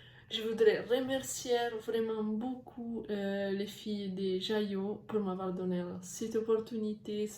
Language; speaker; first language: French; non-native, fluent; Italian